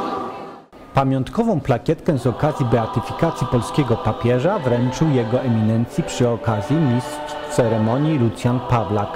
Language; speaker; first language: Polish; native; Polish